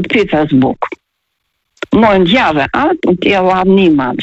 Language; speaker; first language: German; non-native, fluent; Russian